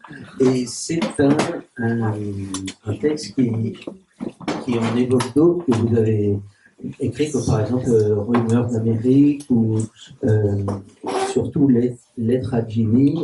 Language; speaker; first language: French; native; French